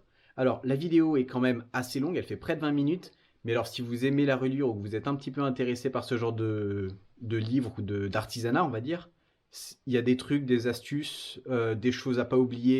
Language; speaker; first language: French; native; French